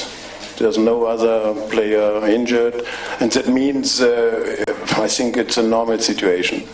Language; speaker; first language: English; non-native, fluent; German